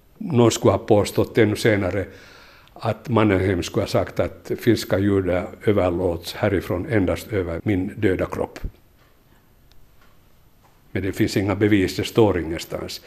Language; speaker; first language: Swedish; native; Swedish